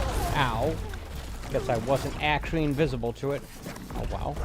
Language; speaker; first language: English; native; English